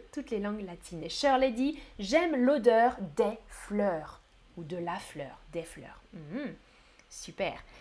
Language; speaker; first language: French; native; French